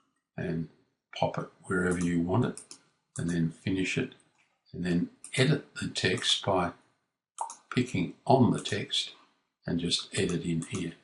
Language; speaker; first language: English; native; English